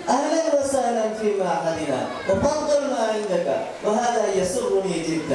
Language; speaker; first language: Arabic; non-native, learner; Bangla